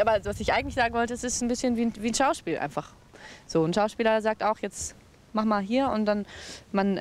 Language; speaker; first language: German; native; German